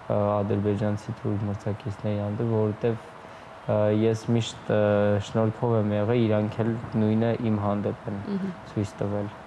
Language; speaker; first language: Armenian; native; Armenian